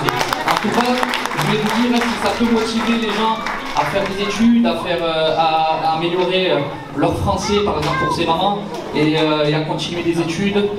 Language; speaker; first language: French; native; French